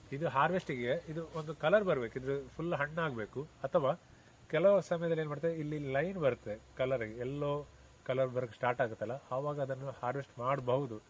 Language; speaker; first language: Kannada; native; Kannada